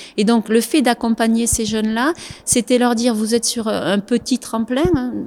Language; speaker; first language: French; native; French